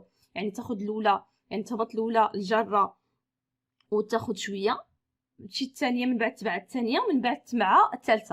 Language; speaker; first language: Arabic; native; Arabic